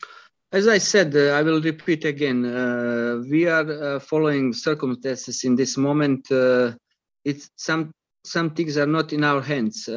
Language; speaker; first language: English; non-native, fluent; Croatian